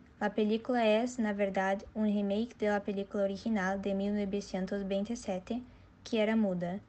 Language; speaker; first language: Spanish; non-native, learner; Portuguese